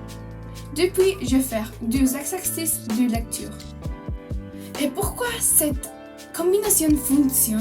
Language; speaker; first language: French; non-native, learner; Spanish